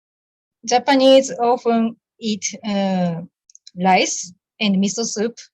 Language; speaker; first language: English; non-native, learner; Japanese